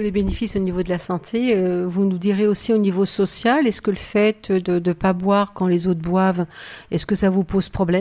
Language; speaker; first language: French; native; French